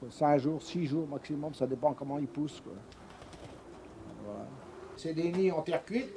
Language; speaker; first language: French; native; French